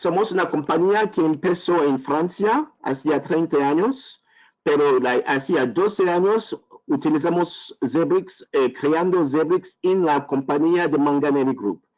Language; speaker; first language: Spanish; non-native, learner; French